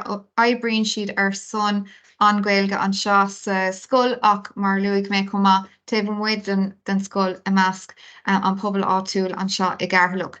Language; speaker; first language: Irish; non-native, local second language; English